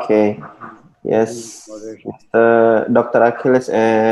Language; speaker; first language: English; non-native, local second language; Indonesian